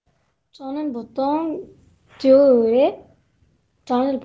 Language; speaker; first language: Korean; non-native, learner; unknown